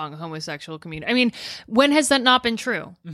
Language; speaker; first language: English; native; English